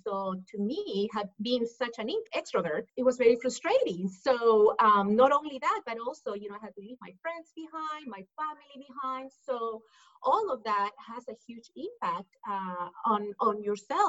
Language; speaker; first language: English; non-native, fluent; Spanish